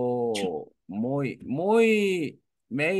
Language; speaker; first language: Vietnamese; non-native, learner; Korean